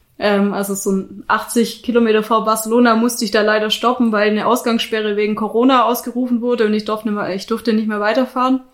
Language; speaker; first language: German; native; German